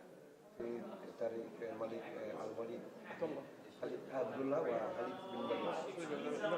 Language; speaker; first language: Arabic; non-native, learner; Indonesian